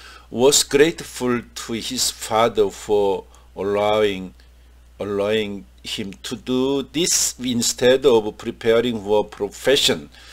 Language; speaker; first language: English; non-native, fluent; Korean